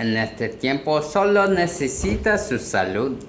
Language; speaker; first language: Spanish; non-native, learner; Korean